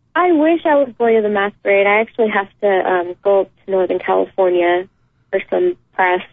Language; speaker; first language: English; native; English